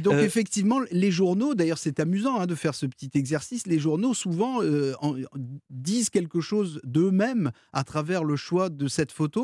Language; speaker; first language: French; native; French